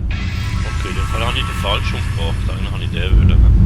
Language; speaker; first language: German; native; German